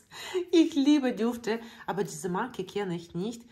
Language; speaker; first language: German; non-native, learner; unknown